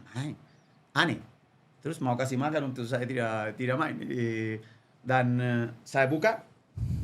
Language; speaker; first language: Indonesian; non-native, fluent; Spanish